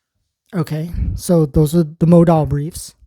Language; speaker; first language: English; native; English